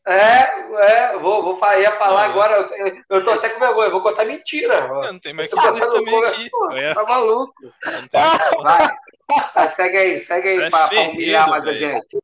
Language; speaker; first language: Portuguese; native; Portuguese